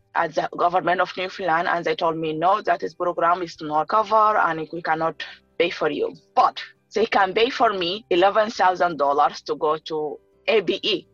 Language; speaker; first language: English; non-native, learner; Arabic